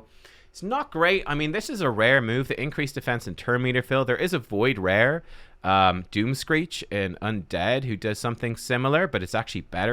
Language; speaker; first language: English; native; English